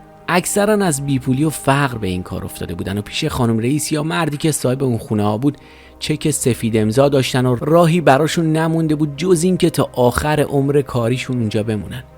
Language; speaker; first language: Persian; native; Persian